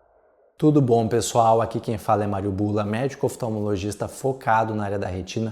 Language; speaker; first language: Portuguese; native; Portuguese